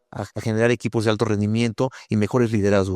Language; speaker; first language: Spanish; native; Spanish